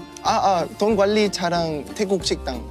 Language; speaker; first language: Korean; non-native, fluent; Thai